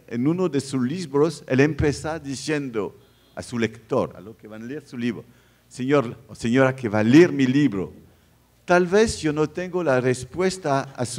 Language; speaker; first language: Spanish; non-native, fluent; French